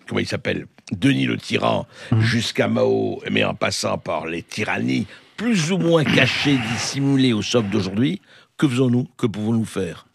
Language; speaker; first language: French; native; French